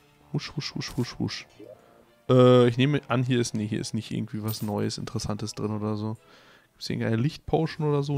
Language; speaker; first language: German; native; German